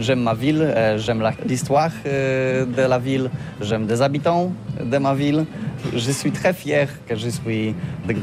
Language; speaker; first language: French; non-native, learner; Polish